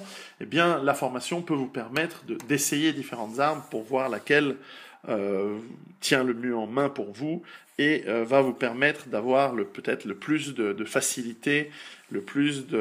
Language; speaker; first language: French; native; French